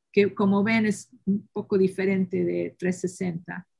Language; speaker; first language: Spanish; early bilingual, heritage; Spanish